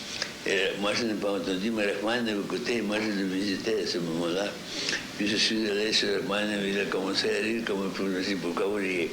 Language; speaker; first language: French; non-native, fluent; Russian